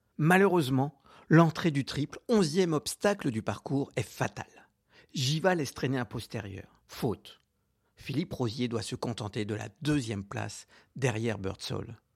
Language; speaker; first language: French; native; French